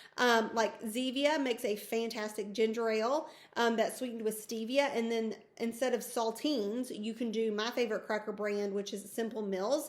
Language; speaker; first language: English; native; English